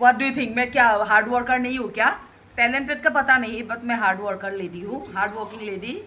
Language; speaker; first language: Hindi; non-native, local second language; Assamese